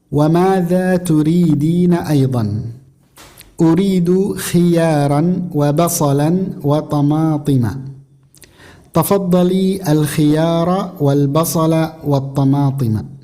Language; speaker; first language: Arabic; non-native, fluent; Indonesian